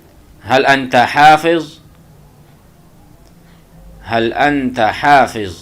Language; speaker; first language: Arabic; non-native, fluent; Urdu